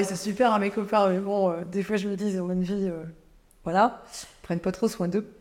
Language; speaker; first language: French; native; French